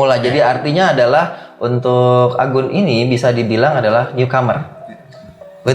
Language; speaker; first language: Indonesian; native; Indonesian